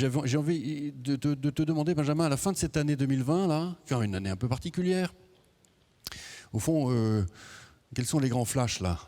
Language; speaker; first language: French; native; French